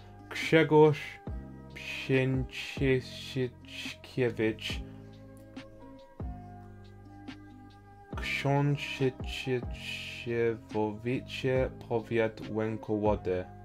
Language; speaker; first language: Polish; non-native, learner; English